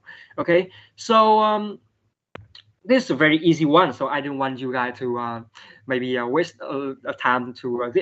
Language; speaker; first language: English; non-native, fluent; Vietnamese